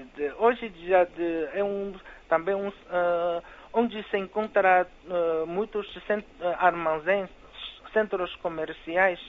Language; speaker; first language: Portuguese; non-native, fluent; Chinese